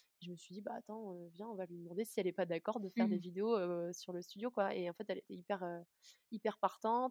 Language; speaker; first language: French; native; French